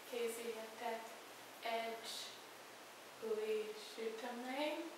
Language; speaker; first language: Hungarian; non-native, learner; English